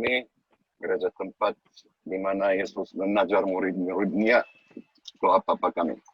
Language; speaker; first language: Indonesian; non-native, learner; Hebrew